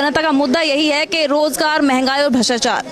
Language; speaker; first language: Hindi; native; Hindi